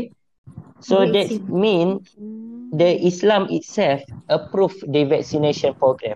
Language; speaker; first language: English; non-native, local second language; Malay